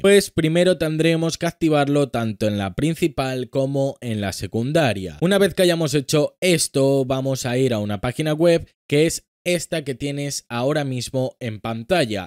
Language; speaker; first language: Spanish; native; Spanish